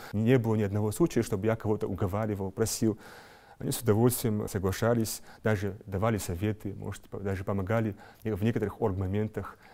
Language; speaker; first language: Russian; non-native, local second language; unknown